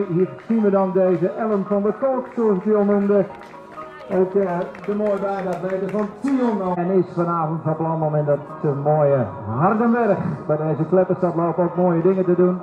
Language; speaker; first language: Dutch; native; Dutch